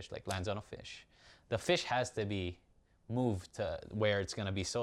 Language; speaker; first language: English; non-native, local second language; Hiligaynon